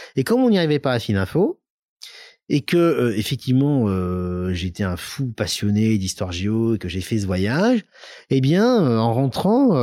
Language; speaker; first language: French; native; French